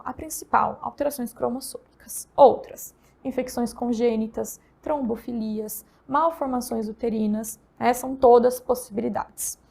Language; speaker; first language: Portuguese; native; Portuguese